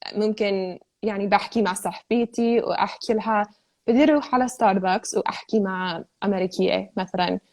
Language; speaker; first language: Arabic; non-native, fluent; English